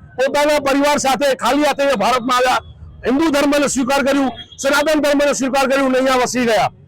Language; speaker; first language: Gujarati; non-native, local second language; Sindhi